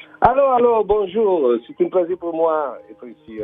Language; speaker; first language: French; non-native, learner; Italian